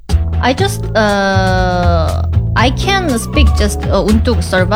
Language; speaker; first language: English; non-native, learner; Korean